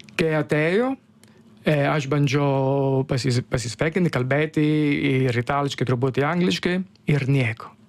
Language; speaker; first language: Lithuanian; non-native, fluent; Italian